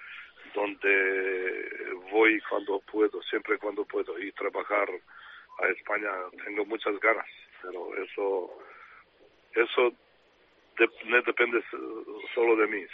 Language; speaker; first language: Spanish; non-native, fluent; Serbian